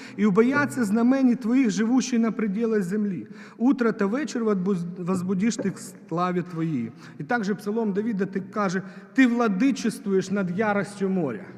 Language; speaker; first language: Ukrainian; non-native, local second language; Russian